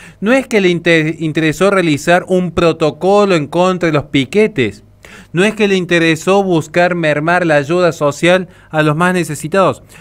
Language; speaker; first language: Spanish; native; Spanish